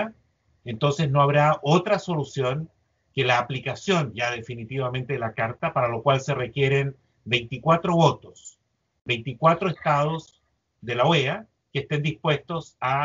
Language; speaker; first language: Spanish; native; Spanish